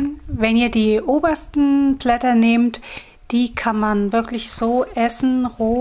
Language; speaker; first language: German; native; German